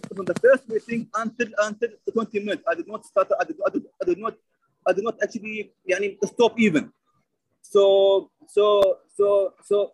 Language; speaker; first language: English; non-native, learner; Arabic